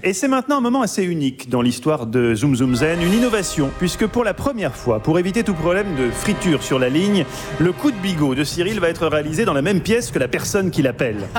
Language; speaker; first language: French; native; French